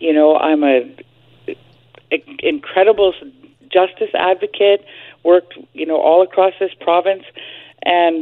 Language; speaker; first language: English; native; English